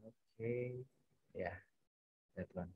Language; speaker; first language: English; non-native, fluent; Indonesian